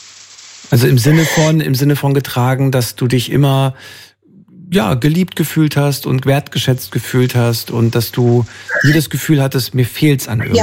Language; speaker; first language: German; native; German